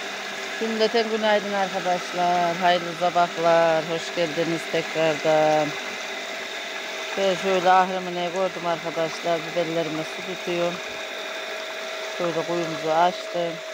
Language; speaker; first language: Turkish; native; Turkish